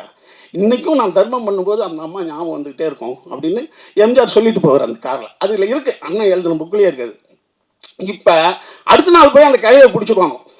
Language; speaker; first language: Tamil; native; Tamil